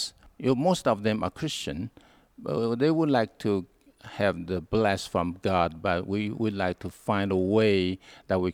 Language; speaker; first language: English; non-native, learner; Hakka Chinese